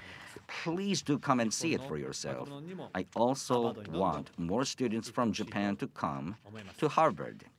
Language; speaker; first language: English; non-native, fluent; Japanese